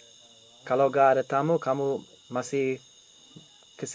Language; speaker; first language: Indonesian; non-native, learner; English